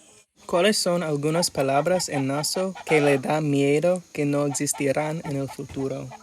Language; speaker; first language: Spanish; non-native, fluent; English